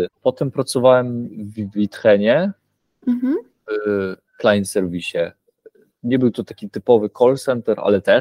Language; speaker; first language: Polish; early bilingual, heritage; Polish